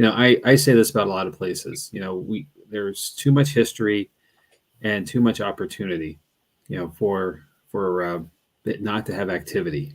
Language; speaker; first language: English; native; English